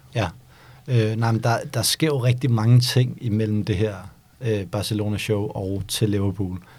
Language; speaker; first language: Danish; early bilingual, other home language; Bosnian